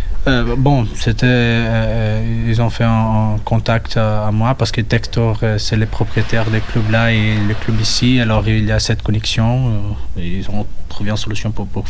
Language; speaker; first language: French; non-native, fluent; Portuguese